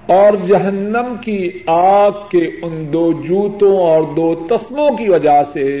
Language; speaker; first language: Urdu; non-native, local second language; Punjabi